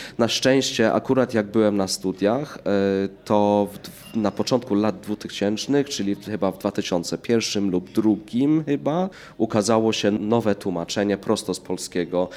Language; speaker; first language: Polish; early bilingual, heritage; English